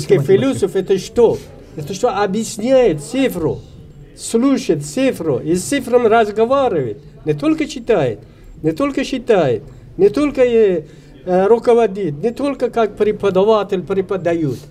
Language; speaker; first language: Russian; non-native, learner; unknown